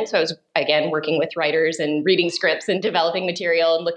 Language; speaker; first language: English; native; English